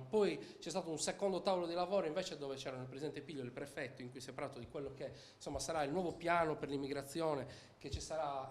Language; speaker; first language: Italian; native; Italian